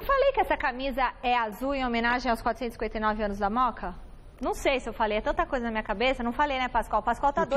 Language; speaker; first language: Portuguese; native; Portuguese